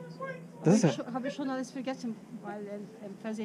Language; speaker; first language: German; non-native, learner; Serbian